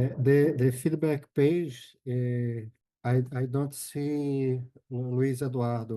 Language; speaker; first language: English; non-native, learner; Portuguese